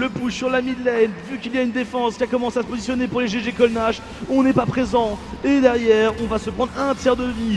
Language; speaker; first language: French; native; French